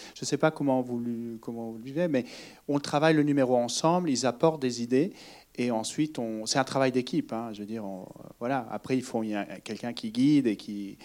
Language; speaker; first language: French; native; French